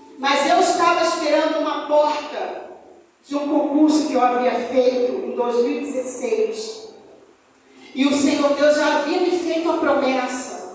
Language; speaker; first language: Portuguese; native; Portuguese